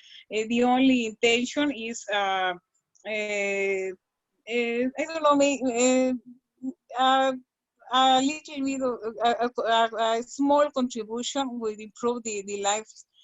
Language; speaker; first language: English; non-native, learner; Spanish